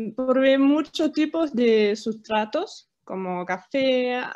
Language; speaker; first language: Spanish; non-native, fluent; German